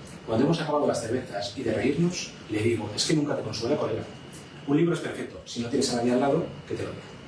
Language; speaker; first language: Spanish; native; Spanish